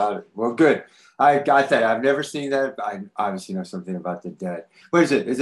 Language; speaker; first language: English; native; English